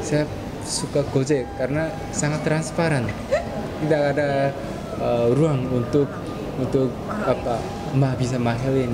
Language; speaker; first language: Indonesian; non-native, fluent; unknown